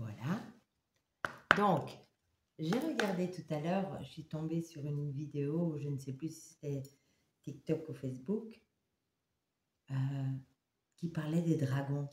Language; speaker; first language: French; native; French